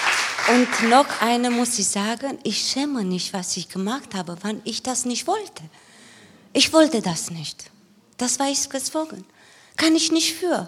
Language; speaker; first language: German; non-native, learner; Romanian